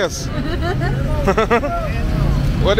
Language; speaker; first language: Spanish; non-native, learner; English